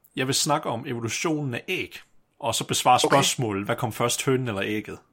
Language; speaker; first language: Danish; native; Danish